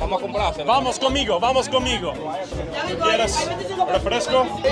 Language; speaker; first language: Spanish; non-native, learner; English